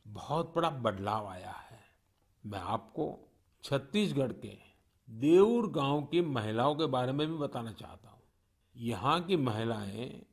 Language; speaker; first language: Hindi; non-native, local second language; Gujarati